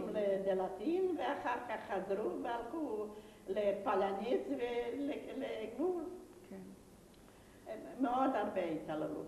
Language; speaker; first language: Hebrew; non-native, fluent; Yiddish